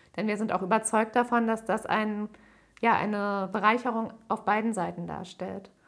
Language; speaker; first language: German; native; German